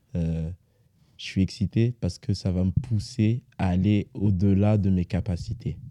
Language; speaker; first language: French; native; French